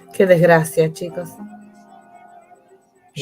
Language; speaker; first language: Spanish; native; Spanish